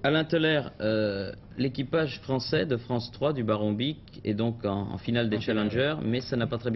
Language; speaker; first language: French; native; French